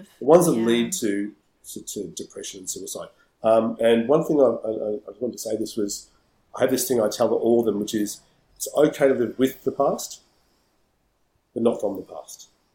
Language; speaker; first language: English; native; English